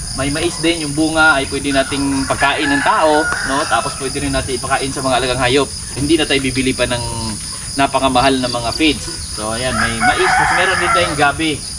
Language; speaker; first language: Filipino; non-native, local second language; Cebuano